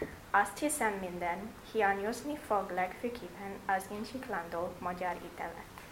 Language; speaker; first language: Hungarian; non-native, learner; English